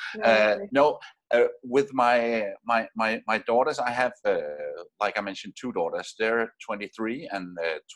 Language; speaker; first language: English; non-native, fluent; Danish